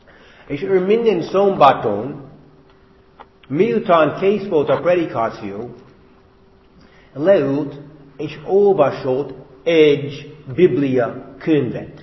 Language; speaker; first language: Hungarian; non-native, fluent; English